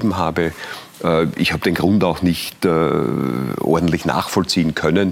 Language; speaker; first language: German; native; German